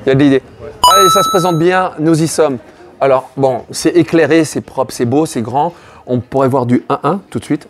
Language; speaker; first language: French; native; French